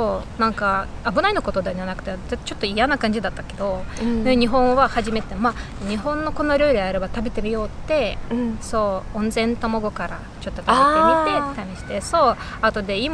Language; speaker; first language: Japanese; non-native, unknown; Bashkir